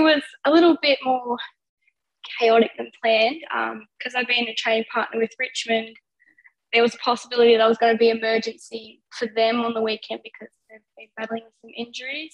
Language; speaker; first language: English; native; English